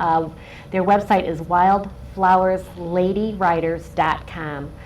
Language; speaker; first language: English; native; English